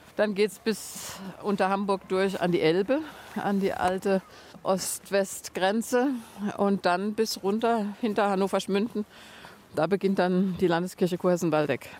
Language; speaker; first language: German; native; German